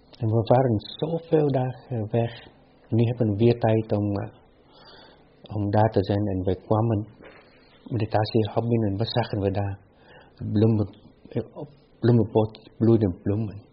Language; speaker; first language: Dutch; non-native, fluent; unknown